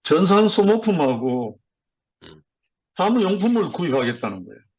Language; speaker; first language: Korean; native; Korean